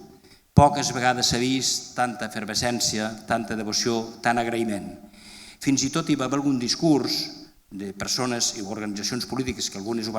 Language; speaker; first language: Catalan; native; Catalan